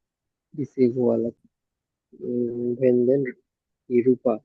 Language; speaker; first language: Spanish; non-native, learner; Bangla